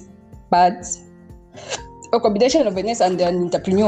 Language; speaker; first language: English; non-native, local second language; Bemba